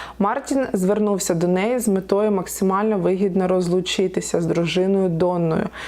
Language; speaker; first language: Ukrainian; non-native, local second language; Russian